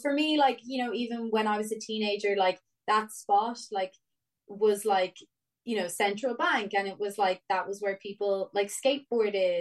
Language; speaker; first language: English; native; English